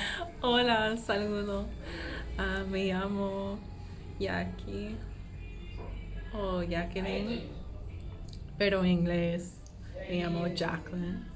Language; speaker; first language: Spanish; non-native, learner; English